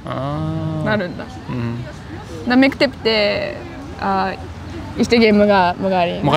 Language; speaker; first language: Kyrgyz; non-native, learner; Japanese